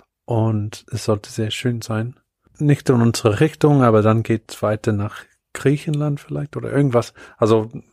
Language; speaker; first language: German; non-native, fluent; Bulgarian